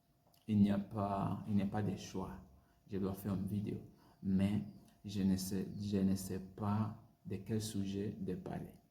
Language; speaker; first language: French; non-native, learner; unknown